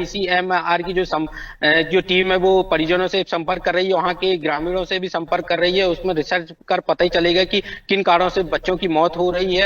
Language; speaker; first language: Hindi; native; Hindi